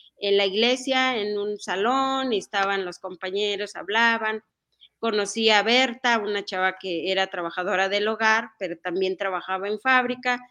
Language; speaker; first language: Spanish; non-native, local second language; Mixtepec Mixtec